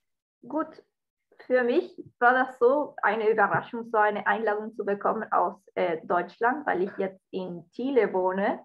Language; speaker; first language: German; non-native, fluent; Spanish